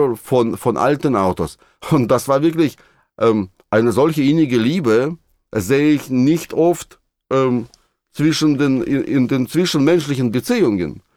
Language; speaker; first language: German; non-native, fluent; Russian